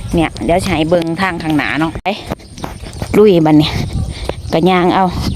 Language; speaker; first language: Thai; native; Thai